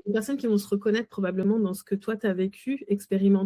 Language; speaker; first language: French; native; French